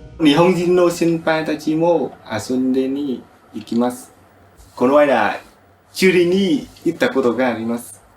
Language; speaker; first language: Japanese; non-native, learner; Vietnamese